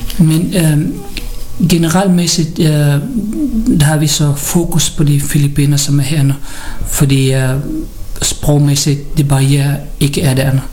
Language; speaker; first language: Danish; early bilingual, other home language; Filipino